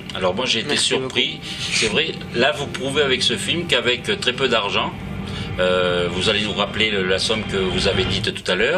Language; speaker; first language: French; native; French